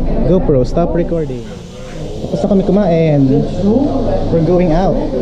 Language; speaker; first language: English; non-native, local second language; Filipino